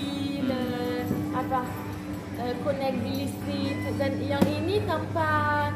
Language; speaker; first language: Indonesian; non-native, learner; French